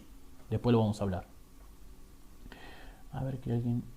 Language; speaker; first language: Spanish; native; Spanish